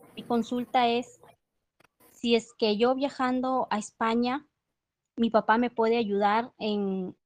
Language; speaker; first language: Spanish; native; Spanish